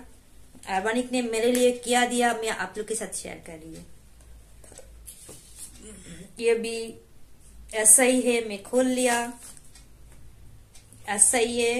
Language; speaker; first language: Hindi; non-native, local second language; Bangla